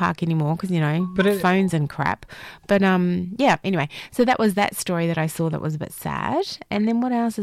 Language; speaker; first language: English; native; English